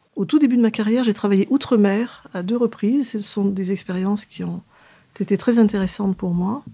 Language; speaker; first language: French; native; French